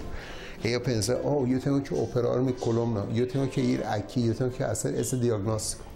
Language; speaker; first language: Spanish; non-native, learner; Persian